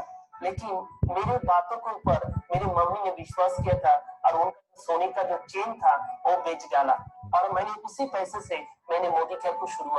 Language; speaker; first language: Hindi; non-native, local second language; Bangla